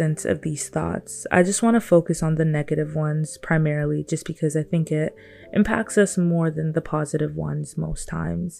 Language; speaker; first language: English; non-native, local second language; Yoruba